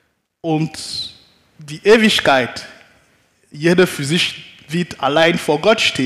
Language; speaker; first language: German; non-native, fluent; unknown